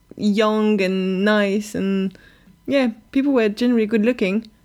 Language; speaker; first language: English; non-native, fluent; French